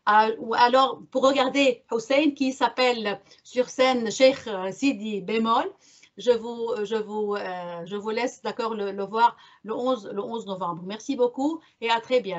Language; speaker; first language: French; non-native, local second language; Arabic